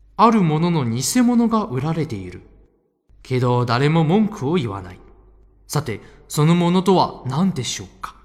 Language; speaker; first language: Japanese; non-native, fluent; Chinese